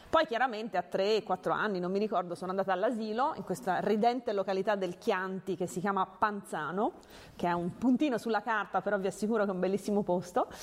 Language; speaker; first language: Italian; early bilingual, other home language; Hungarian